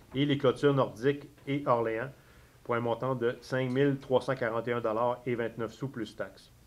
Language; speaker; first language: French; native; French